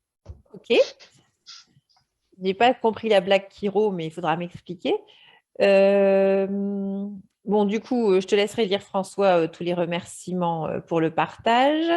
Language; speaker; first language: French; native; French